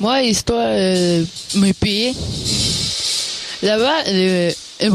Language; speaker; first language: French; non-native, learner; Spanish